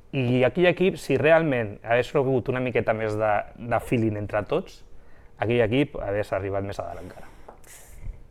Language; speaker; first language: Catalan; non-native, local second language; Spanish